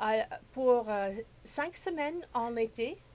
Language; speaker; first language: French; non-native, fluent; English